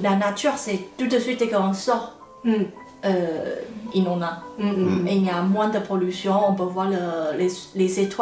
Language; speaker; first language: French; non-native, fluent; Chinese